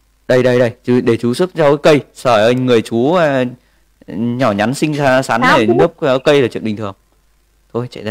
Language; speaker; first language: Vietnamese; native; Vietnamese